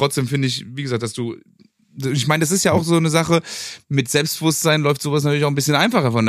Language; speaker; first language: German; native; German